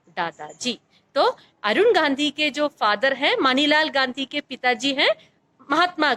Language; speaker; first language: Hindi; non-native, fluent; Malayalam